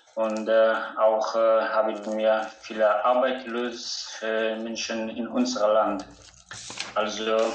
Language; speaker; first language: German; non-native, learner; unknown